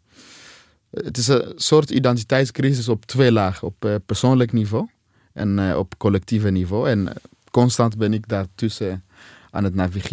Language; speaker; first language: Dutch; non-native, fluent; Swahili